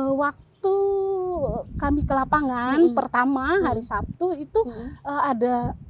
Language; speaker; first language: Indonesian; native; Indonesian